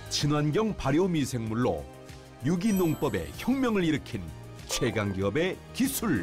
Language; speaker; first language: Korean; native; Korean